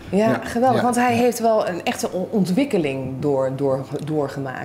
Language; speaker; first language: Dutch; native; Dutch